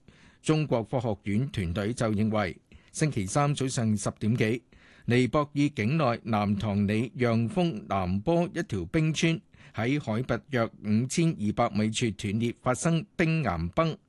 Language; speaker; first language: Cantonese; native; Cantonese